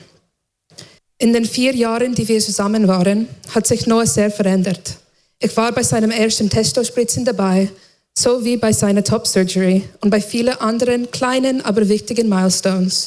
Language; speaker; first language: German; non-native, fluent; English